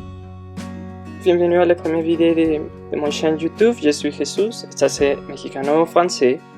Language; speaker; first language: French; non-native, learner; Spanish